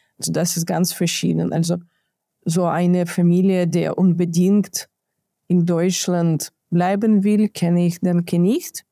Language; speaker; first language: German; non-native, fluent; Ukrainian